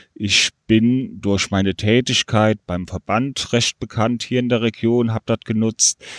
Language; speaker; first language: German; native; German